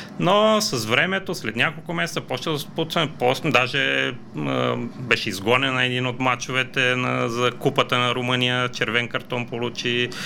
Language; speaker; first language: Bulgarian; non-native, fluent; Romanian